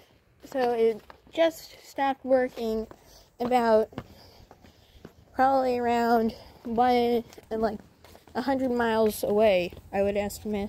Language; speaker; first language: English; native; English